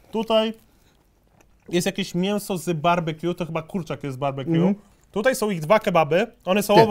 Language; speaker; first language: Polish; native; Polish